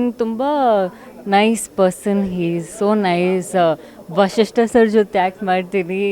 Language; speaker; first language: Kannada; non-native, learner; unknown